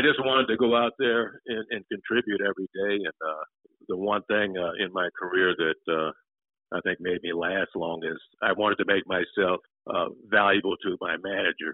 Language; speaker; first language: English; native; English